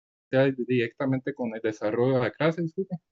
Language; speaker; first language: Spanish; native; Spanish